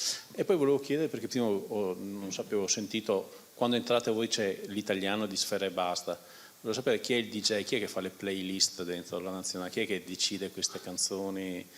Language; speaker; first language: Italian; native; Italian